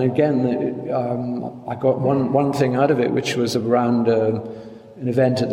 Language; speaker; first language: English; native; English